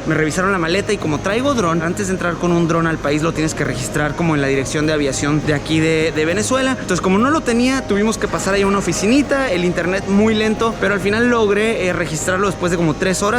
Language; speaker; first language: Spanish; native; Spanish